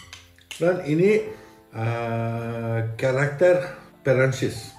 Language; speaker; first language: Indonesian; non-native, learner; French